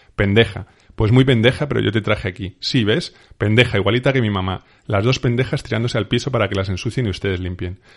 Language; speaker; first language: Spanish; native; Spanish